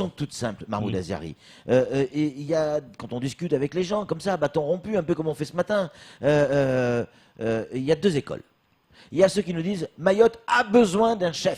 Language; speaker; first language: French; native; French